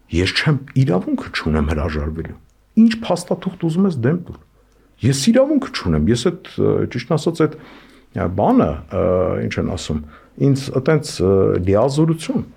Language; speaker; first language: Armenian; native; Armenian